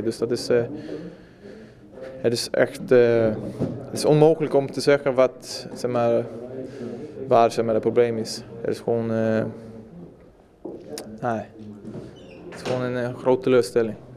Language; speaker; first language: Dutch; non-native, fluent; Swedish